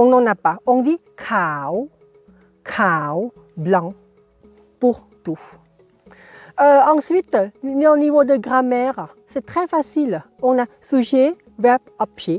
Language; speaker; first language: French; non-native, fluent; Thai